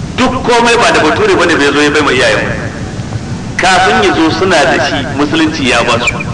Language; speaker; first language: Hausa; native; Hausa